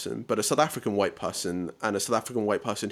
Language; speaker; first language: English; native; English